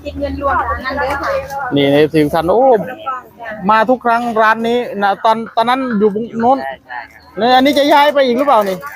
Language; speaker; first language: Thai; native; Thai